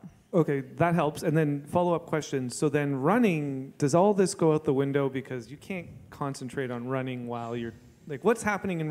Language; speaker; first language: English; native; English